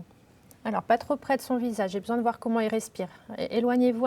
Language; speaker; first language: French; native; French